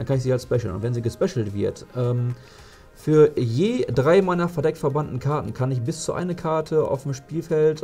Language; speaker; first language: German; native; German